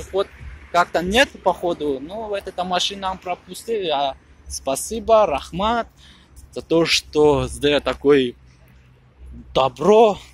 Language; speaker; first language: Russian; non-native, fluent; Tajik